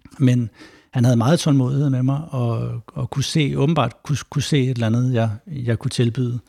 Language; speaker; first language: Danish; native; Danish